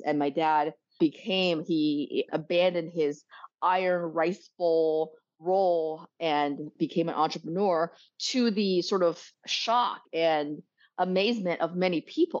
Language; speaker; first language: English; early bilingual, other home language; Chinese